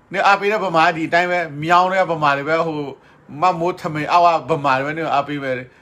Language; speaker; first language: Burmese; non-native, local second language; S'gaw Karen